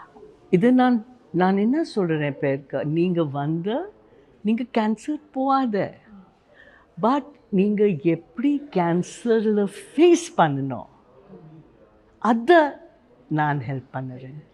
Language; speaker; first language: Tamil; non-native, learner; Hindi